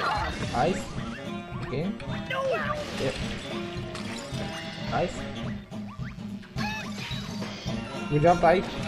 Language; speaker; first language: English; non-native, learner; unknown